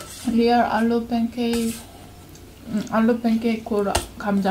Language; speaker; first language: English; non-native, learner; Korean